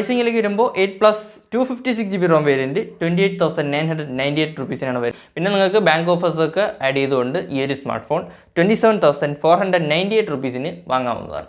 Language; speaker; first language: Malayalam; native; Malayalam